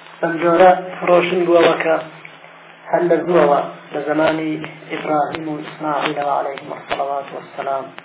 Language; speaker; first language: Central Kurdish; non-native, local second language; Gurani